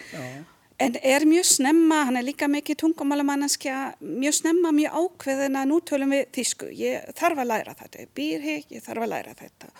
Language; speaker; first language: Icelandic; non-native, fluent; German